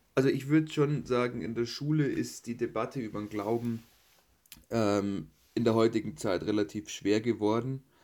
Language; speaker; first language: German; native; German